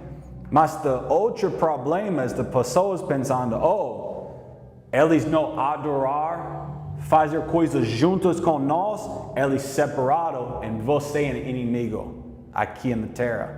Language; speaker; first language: Portuguese; non-native, learner; English